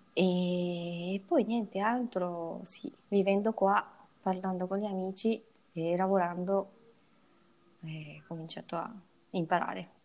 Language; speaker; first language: Italian; non-native, fluent; Japanese